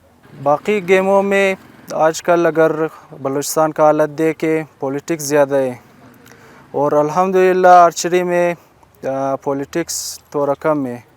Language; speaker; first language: Hindi; non-native, local second language; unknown